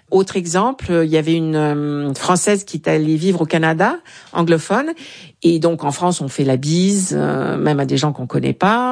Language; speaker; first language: French; native; French